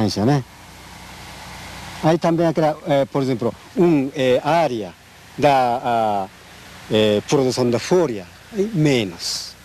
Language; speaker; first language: Portuguese; non-native, learner; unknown